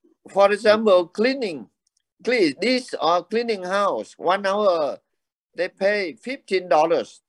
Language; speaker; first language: English; non-native, learner; Vietnamese